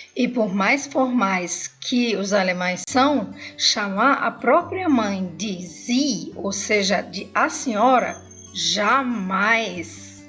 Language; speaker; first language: Portuguese; non-native, fluent; German